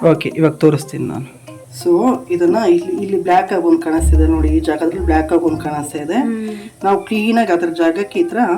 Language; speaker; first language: Kannada; native; Kannada